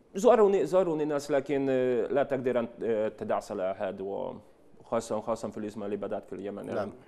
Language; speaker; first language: Arabic; non-native, fluent; Hungarian